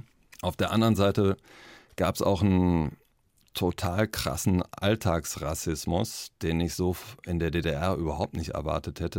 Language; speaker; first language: German; native; German